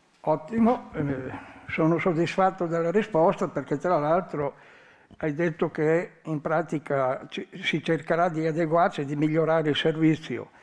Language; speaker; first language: Italian; native; Italian